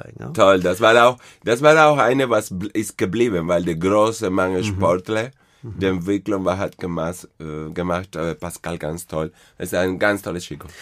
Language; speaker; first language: German; non-native, fluent; Spanish